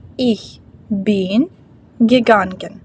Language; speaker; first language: German; non-native, fluent; Ukrainian